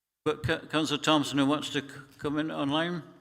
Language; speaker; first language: English; native; English